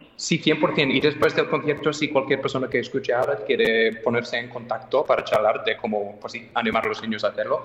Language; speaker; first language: Spanish; non-native, fluent; English